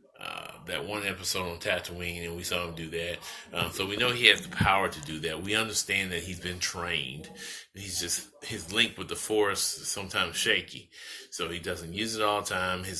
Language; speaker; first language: English; native; English